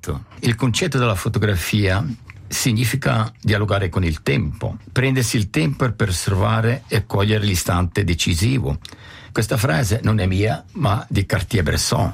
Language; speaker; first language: Italian; native; Italian